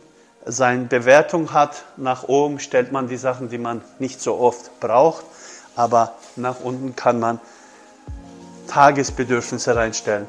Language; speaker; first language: German; non-native, fluent; Turkish